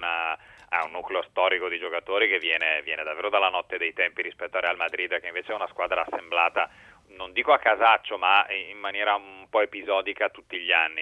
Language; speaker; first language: Italian; native; Italian